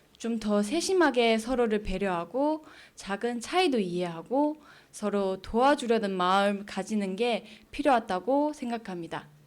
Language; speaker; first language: Korean; non-native, fluent; Chinese